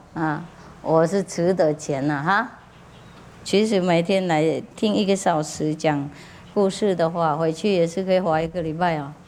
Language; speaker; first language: Chinese; non-native, fluent; Vietnamese